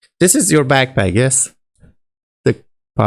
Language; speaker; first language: English; non-native, learner; Persian